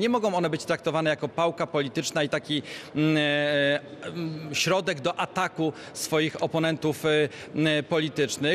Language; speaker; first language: Polish; native; Polish